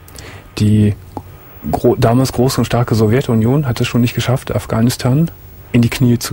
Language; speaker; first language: German; native; German